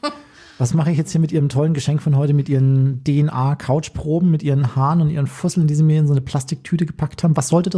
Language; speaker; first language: German; native; German